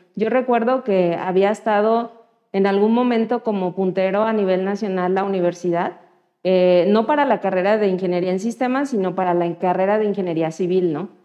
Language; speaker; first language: Spanish; native; Spanish